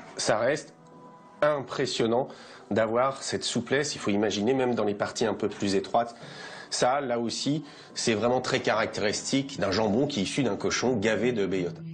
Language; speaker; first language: French; native; French